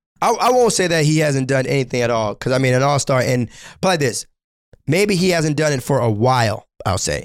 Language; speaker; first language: English; native; English